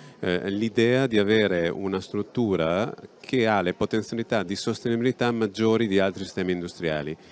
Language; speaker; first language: Italian; native; Italian